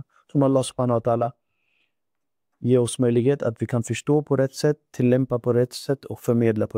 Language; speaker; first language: Swedish; non-native, fluent; Urdu